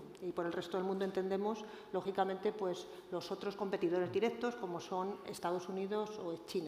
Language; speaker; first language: Spanish; native; Spanish